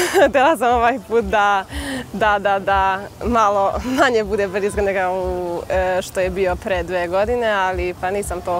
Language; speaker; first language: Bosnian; non-native, local second language; Hungarian